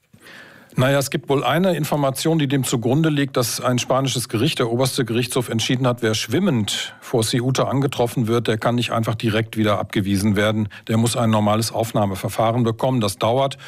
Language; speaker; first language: German; native; German